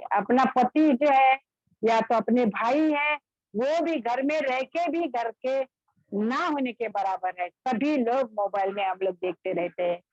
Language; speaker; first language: Hindi; non-native, local second language; Marathi